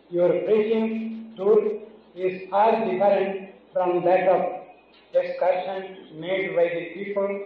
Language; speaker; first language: English; non-native, local second language; Bangla